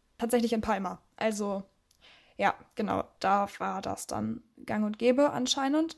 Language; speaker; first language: German; early bilingual, other home language; Russian